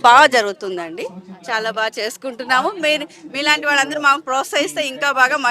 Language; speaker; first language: Telugu; native; Telugu